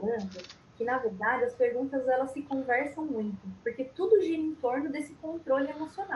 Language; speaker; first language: Portuguese; native; Portuguese